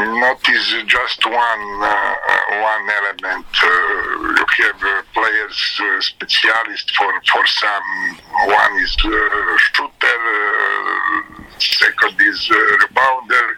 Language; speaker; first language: English; non-native, learner; Serbian